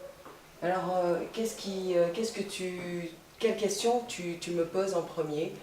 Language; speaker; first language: French; native; French